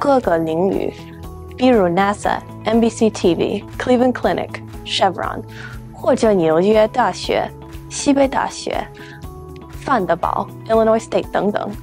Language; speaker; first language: Chinese; non-native, fluent; English